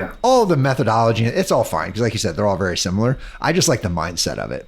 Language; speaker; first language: English; native; English